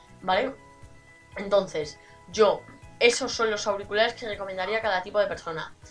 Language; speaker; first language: Spanish; native; Spanish